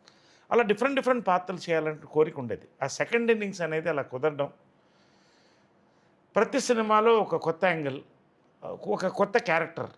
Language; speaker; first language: Telugu; native; Telugu